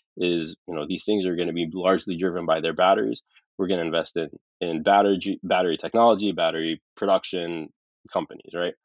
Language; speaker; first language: English; early bilingual, other home language; Arabic